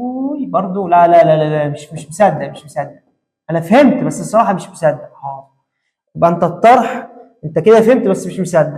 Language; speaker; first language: Arabic; native; Arabic